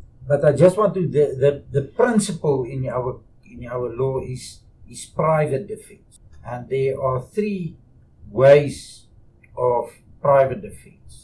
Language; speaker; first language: English; non-native, local second language; Afrikaans